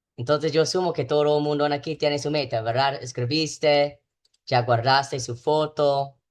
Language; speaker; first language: Spanish; non-native, learner; English